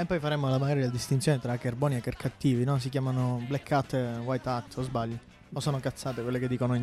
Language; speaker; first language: Italian; native; Italian